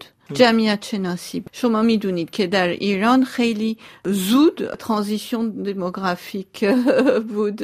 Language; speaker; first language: Persian; non-native, local second language; Armenian